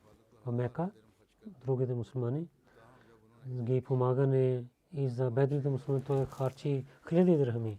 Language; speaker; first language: Bulgarian; non-native, learner; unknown